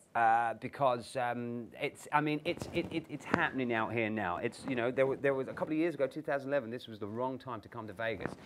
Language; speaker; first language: English; native; English